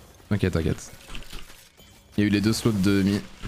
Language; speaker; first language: French; native; French